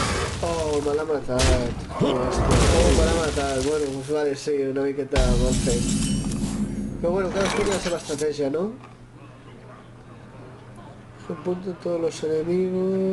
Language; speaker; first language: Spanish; non-native, local second language; Catalan